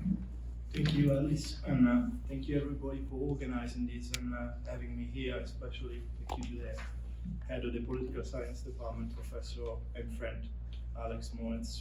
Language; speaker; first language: English; non-native, fluent; Italian